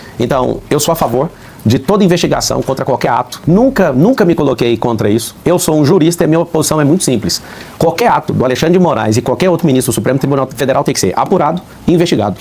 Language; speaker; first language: Portuguese; native; Portuguese